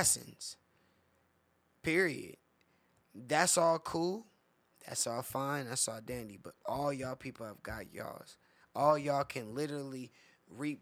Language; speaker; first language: English; native; English